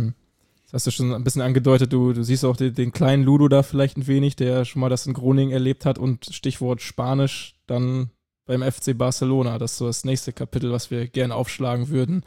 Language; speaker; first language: German; native; German